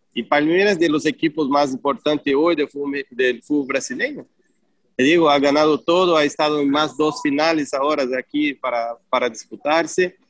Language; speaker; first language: Spanish; non-native, fluent; Portuguese